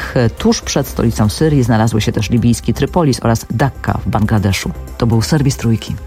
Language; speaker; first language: Polish; native; Polish